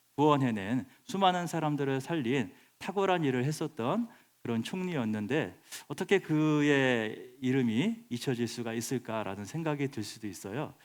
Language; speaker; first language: Korean; native; Korean